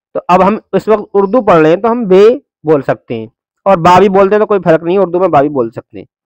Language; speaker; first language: Hindi; native; Hindi